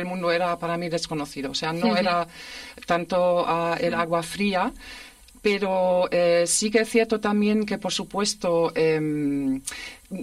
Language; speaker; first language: Spanish; non-native, fluent; German